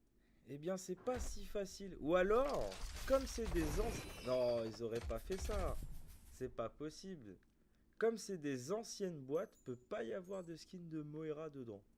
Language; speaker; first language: French; native; French